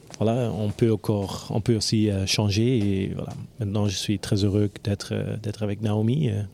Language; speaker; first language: French; non-native, local second language; Dutch